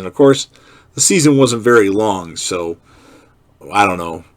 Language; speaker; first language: English; native; English